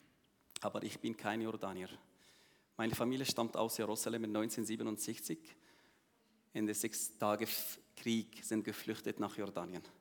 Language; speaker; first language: German; non-native, learner; Arabic